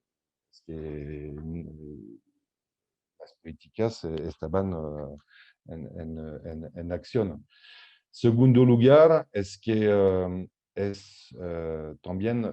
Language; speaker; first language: Spanish; non-native, fluent; French